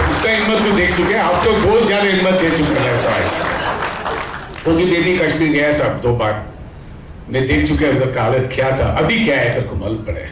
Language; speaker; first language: Hindi; non-native, local second language; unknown